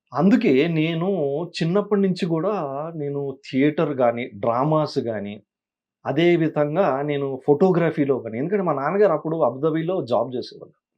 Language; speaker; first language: Telugu; native; Telugu